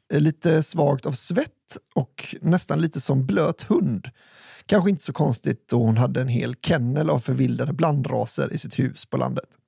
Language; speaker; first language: Swedish; native; Swedish